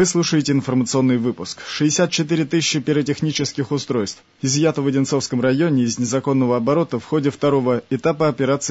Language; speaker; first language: Russian; native; Russian